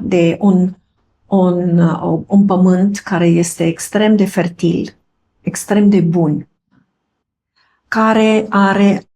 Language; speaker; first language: Romanian; non-native, fluent; German